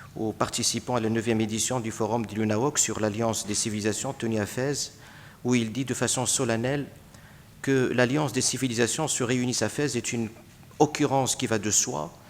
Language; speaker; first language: French; non-native, local second language; Arabic